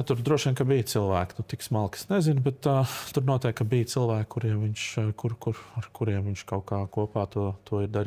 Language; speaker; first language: Latvian; native; Latvian